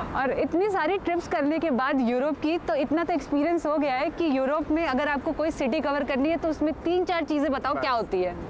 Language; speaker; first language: Hindi; native; Hindi